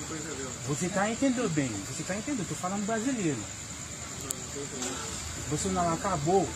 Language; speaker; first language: Portuguese; non-native, learner; Haitian Creole